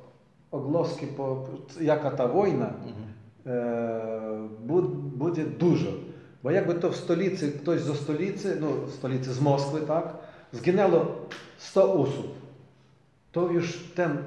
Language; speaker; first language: Polish; non-native, learner; Ukrainian